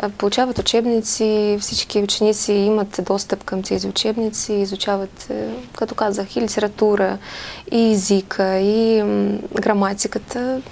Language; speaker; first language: Bulgarian; early bilingual, heritage; Bulgarian